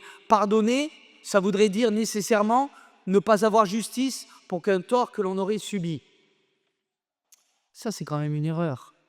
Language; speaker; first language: French; native; French